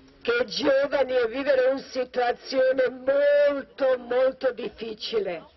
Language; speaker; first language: Italian; non-native, learner; Croatian